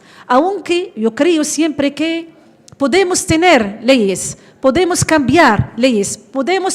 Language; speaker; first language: Spanish; non-native, fluent; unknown